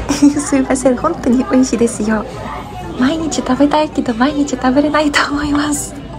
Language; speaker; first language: Japanese; non-native, fluent; Russian